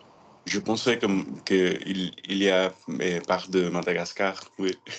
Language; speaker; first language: French; non-native, learner; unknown